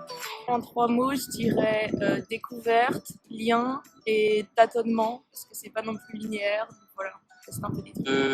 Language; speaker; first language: French; native; French